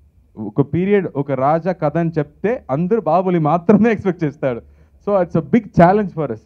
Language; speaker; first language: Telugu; non-native, learner; Tamil